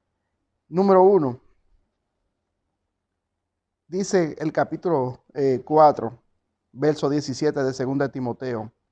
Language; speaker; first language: Spanish; native; Spanish